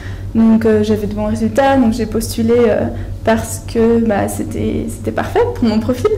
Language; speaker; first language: French; non-native, fluent; Spanish